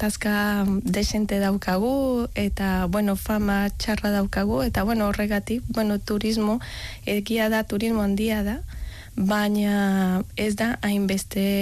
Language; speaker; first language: Basque; non-native, learner; Spanish